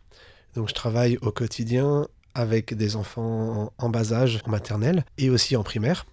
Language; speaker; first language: French; native; French